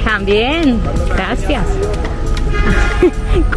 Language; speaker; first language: Spanish; non-native, learner; Polish